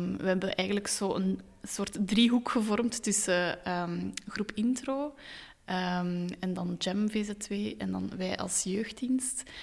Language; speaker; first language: Dutch; native; Dutch